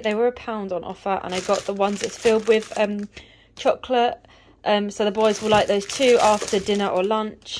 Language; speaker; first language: English; native; English